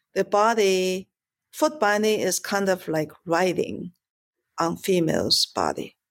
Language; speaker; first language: English; non-native, fluent; Chinese